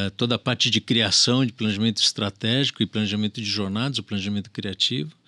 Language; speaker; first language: Portuguese; early bilingual, other home language; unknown